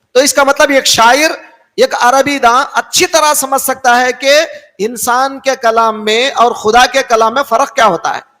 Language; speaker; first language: Urdu; native; Urdu